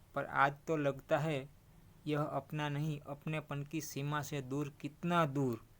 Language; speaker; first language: Hindi; non-native, local second language; Gujarati